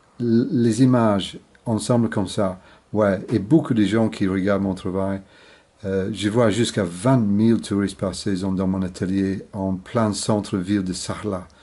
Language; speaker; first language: French; non-native, fluent; English